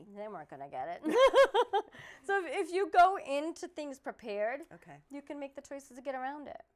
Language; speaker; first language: English; native; English